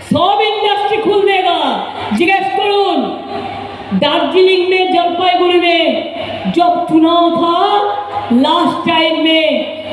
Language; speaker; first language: Hindi; non-native, local second language; Bangla